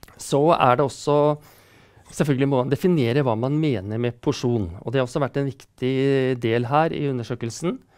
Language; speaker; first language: Norwegian; native; Norwegian